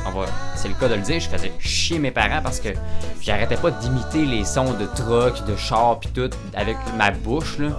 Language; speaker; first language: French; native; French